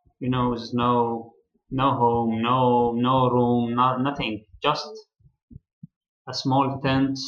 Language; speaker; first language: English; non-native, learner; Arabic